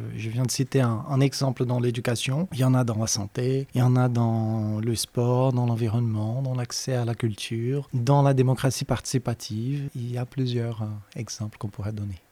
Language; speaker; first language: French; non-native, fluent; Portuguese